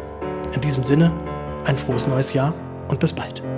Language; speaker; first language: German; native; German